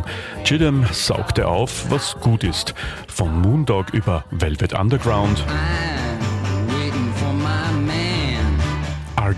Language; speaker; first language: German; native; German